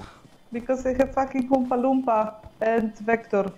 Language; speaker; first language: English; non-native, fluent; Polish